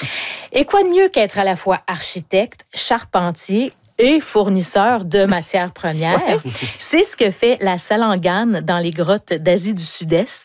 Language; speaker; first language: French; native; French